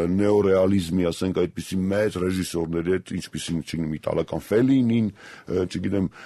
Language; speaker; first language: Armenian; native; Armenian